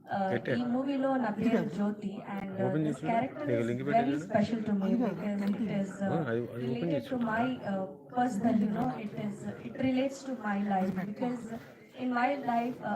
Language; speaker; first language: Telugu; non-native, learner; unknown